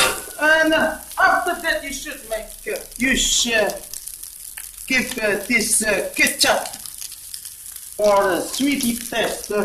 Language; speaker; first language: English; non-native, learner; Indonesian